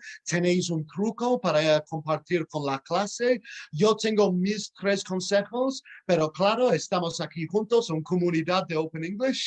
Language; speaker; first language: Spanish; non-native, fluent; English